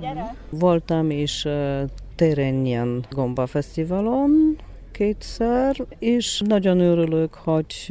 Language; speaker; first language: Hungarian; non-native, learner; Polish